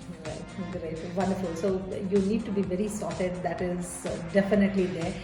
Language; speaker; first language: English; non-native, local second language; Hindi